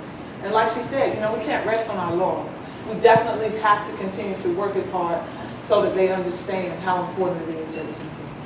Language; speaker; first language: English; native; English